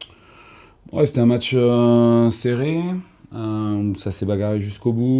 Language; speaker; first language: French; native; French